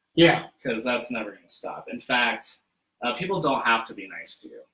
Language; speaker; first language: English; native; English